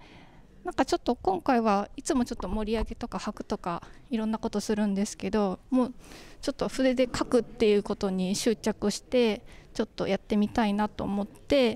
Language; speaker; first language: Japanese; native; Japanese